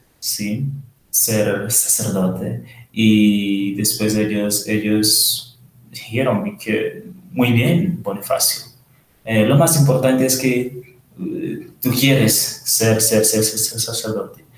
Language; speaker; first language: Spanish; non-native, learner; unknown